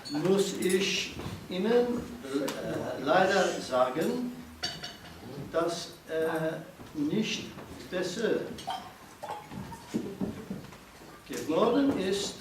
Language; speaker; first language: German; non-native, learner; English